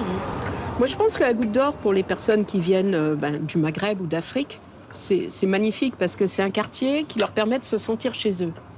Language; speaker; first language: French; native; French